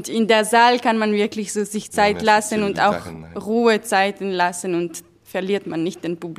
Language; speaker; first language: German; non-native, fluent; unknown